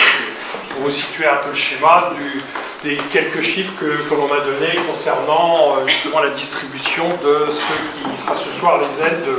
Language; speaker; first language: French; native; French